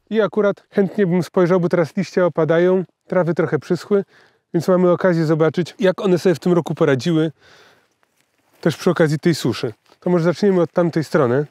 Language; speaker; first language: Polish; native; Polish